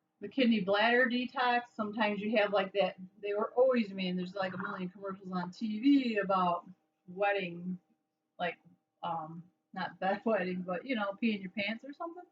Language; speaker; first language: English; native; English